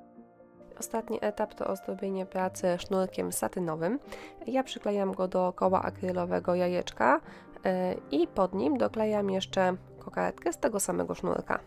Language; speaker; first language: Polish; native; Polish